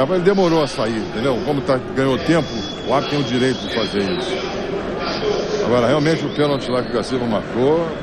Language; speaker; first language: Portuguese; native; Portuguese